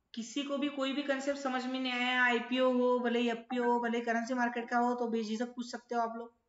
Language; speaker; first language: Hindi; non-native, local second language; Marathi